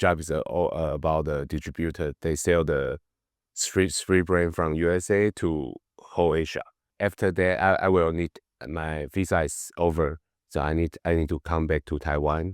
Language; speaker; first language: English; non-native, learner; Chinese